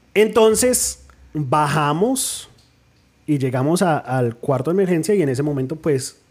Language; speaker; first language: Spanish; early bilingual, heritage; Spanish